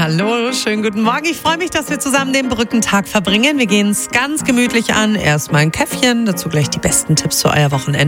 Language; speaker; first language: German; native; German